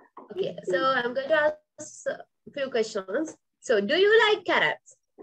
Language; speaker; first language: English; non-native, local second language; Sinhala